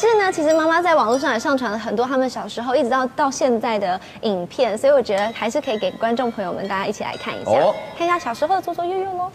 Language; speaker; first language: Chinese; native; Chinese